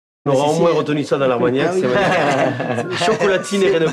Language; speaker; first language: French; native; French